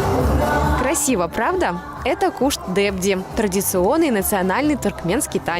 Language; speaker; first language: Russian; native; Russian